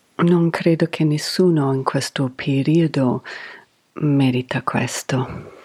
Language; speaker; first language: Italian; non-native, fluent; English